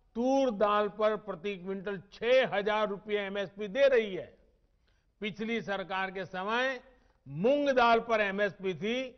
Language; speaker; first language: Hindi; non-native, local second language; Gujarati